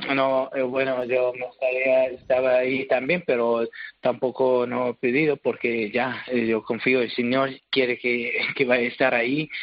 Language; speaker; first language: Spanish; non-native, learner; Arabic